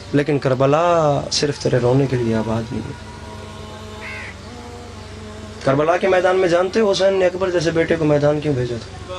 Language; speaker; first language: Urdu; native; Urdu